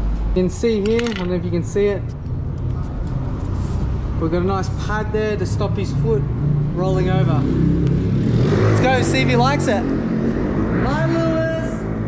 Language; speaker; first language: English; native; English